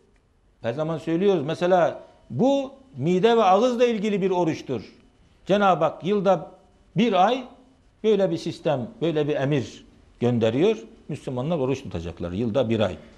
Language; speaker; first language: Turkish; native; Turkish